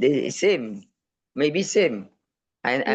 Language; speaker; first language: English; non-native, learner; Indonesian